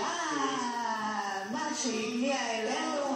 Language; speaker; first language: Hebrew; native; Hebrew